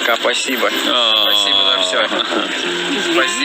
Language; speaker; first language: Russian; non-native, learner; English